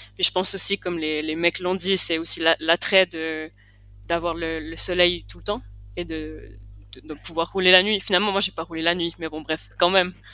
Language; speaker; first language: French; native; French